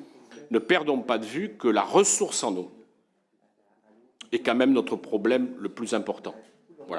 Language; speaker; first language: French; native; French